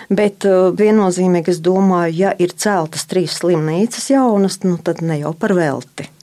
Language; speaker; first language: Latvian; native; Latvian